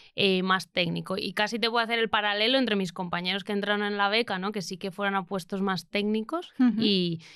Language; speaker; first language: Spanish; native; Spanish